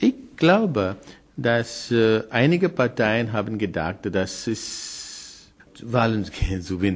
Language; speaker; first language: German; non-native, learner; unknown